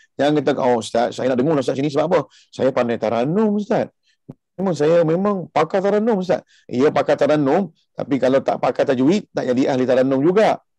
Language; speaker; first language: Malay; early bilingual, heritage; Malay